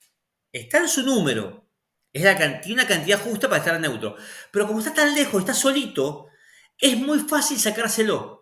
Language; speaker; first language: Spanish; native; Spanish